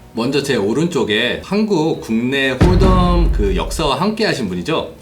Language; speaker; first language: Korean; early bilingual, heritage; Korean